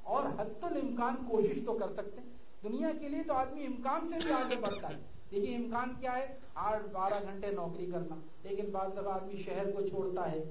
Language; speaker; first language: Urdu; native; Urdu